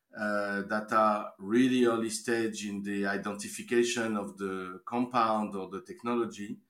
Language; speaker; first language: English; non-native, fluent; French